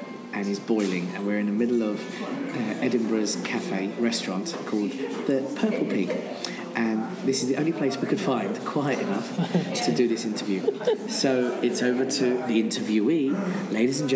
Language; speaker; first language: English; native; English